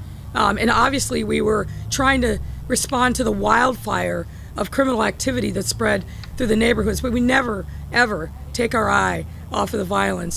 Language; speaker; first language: English; native; English